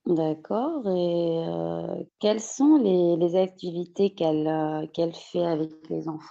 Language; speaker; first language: French; non-native, fluent; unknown